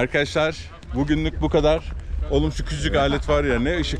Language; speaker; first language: Turkish; native; Turkish